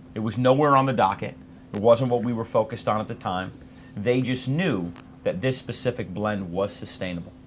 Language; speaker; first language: English; native; English